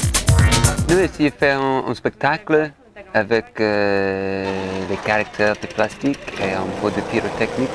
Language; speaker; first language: French; non-native, learner; English